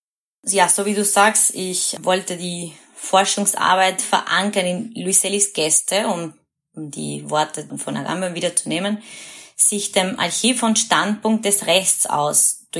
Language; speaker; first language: German; non-native, fluent; Spanish